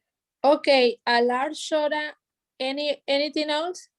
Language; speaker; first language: English; non-native, learner; Spanish